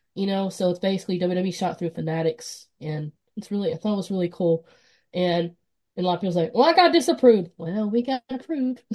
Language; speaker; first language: English; native; English